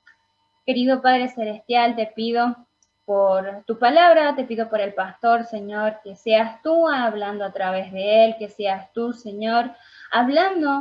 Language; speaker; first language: Spanish; native; Spanish